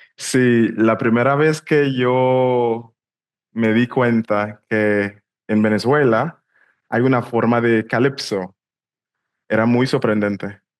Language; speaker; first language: Spanish; non-native, fluent; English